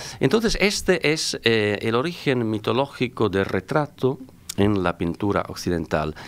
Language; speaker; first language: Spanish; non-native, fluent; Italian